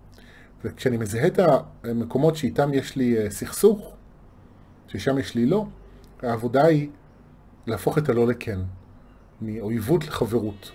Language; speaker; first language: Hebrew; native; Hebrew